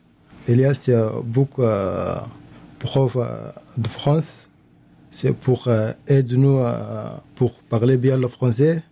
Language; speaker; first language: French; non-native, learner; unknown